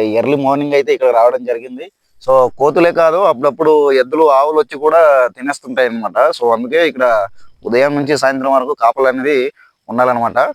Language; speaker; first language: Telugu; non-native, local second language; Odia